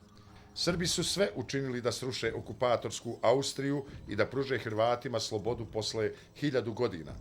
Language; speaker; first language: Bosnian; native; Bosnian